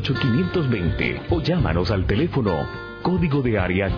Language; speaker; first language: Spanish; native; Spanish